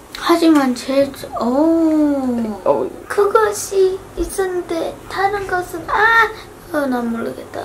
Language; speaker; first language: Korean; early bilingual, heritage; English